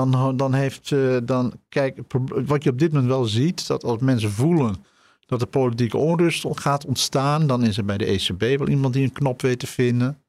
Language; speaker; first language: Dutch; native; Dutch